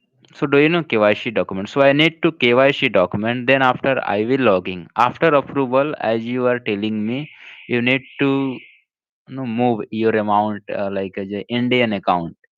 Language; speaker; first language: English; non-native, local second language; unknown